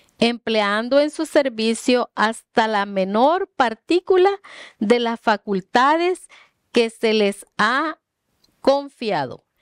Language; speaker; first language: Spanish; native; Spanish